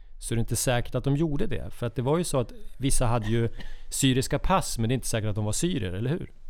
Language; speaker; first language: Swedish; native; Swedish